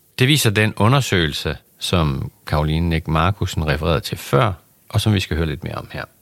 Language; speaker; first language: Danish; native; Danish